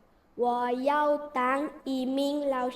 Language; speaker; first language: Chinese; non-native, learner; Malay